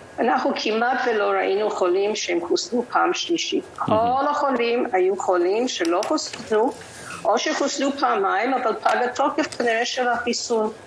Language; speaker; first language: Hebrew; non-native, fluent; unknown